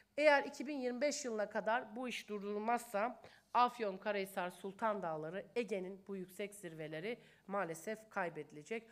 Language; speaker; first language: Turkish; native; Turkish